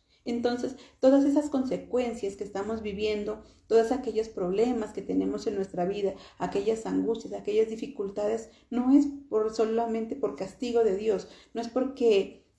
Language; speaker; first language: Spanish; native; Spanish